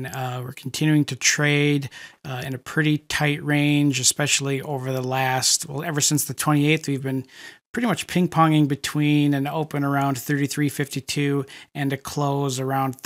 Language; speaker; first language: English; native; English